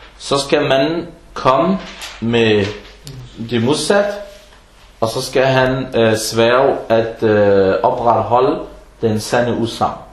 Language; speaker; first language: Danish; non-native, fluent; Arabic